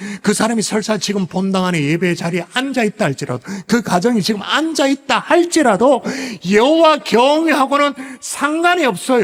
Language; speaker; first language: Korean; native; Korean